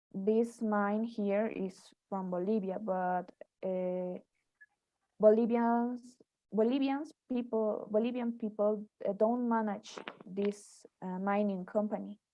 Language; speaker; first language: English; non-native, learner; Spanish